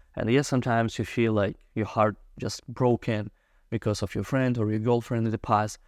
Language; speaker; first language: English; non-native, fluent; Russian